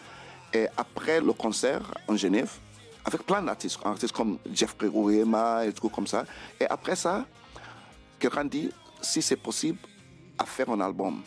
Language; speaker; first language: French; non-native, fluent; Krio